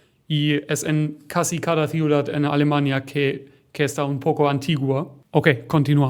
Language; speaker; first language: Spanish; non-native, fluent; German